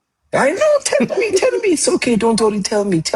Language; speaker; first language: English; non-native, fluent; Amharic